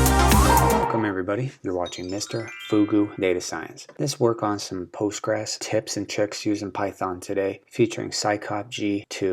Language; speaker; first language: English; native; English